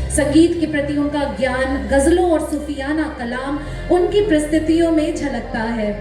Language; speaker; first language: Hindi; native; Hindi